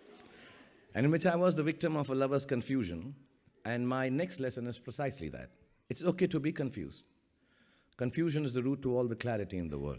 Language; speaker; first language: English; non-native, local second language; Hindi